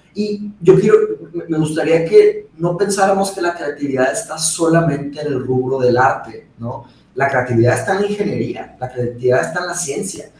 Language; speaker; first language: Spanish; early bilingual, other home language; Portuguese